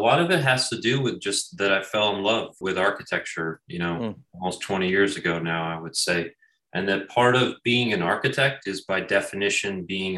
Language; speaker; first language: English; native; English